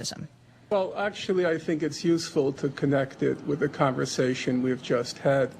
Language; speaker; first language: English; native; English